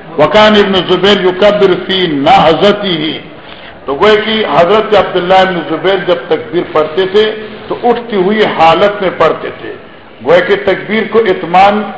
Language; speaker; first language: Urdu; non-native, local second language; Northern Hindko